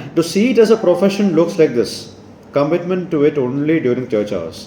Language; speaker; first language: English; non-native, local second language; Malayalam